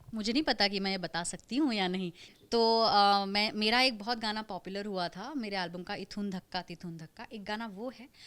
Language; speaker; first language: Hindi; non-native, local second language; Marathi